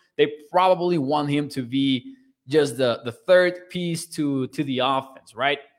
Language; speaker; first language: English; non-native, fluent; Spanish